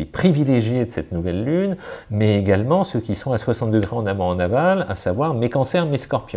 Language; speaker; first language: French; native; French